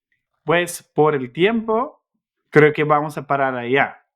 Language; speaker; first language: Spanish; non-native, fluent; English